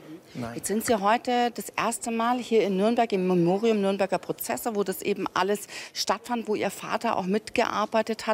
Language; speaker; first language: German; native; German